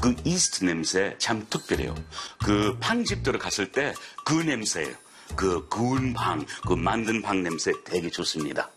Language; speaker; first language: Korean; non-native, learner; English